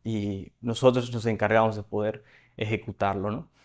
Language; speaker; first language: Spanish; native; Spanish